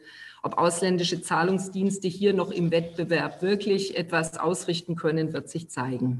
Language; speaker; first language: German; native; German